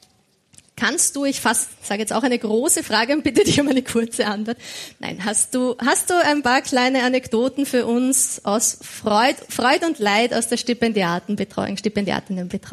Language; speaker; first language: German; native; German